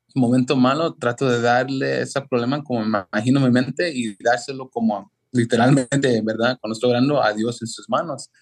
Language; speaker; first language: Spanish; early bilingual, heritage; Spanish